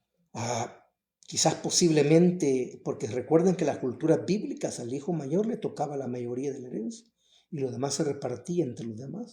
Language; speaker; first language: Spanish; native; Spanish